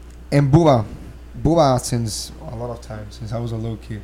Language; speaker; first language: English; non-native, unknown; Spanish